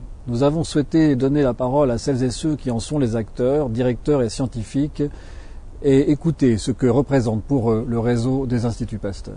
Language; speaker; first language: French; native; French